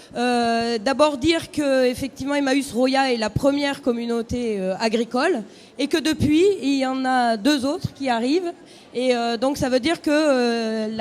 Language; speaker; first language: French; native; French